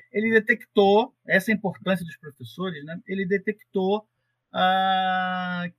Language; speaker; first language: Portuguese; native; Portuguese